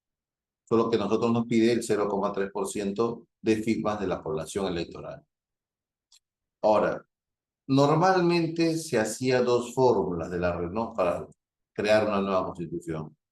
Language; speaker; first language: Spanish; native; Spanish